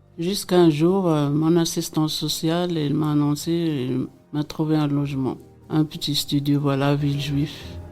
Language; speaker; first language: French; non-native, local second language; Arabic